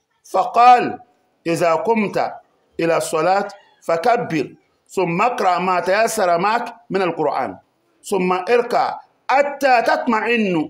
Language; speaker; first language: Arabic; non-native, fluent; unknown